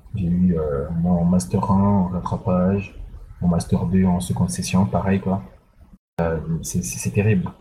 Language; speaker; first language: French; non-native, local second language; Sango